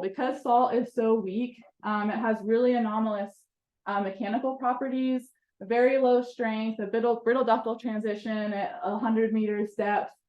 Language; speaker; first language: English; native; English